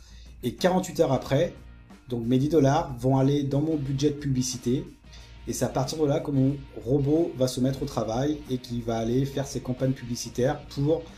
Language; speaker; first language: French; native; French